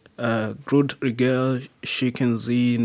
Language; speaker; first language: German; non-native, learner; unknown